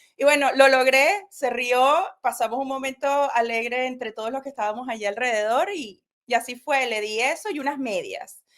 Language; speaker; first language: Spanish; native; Spanish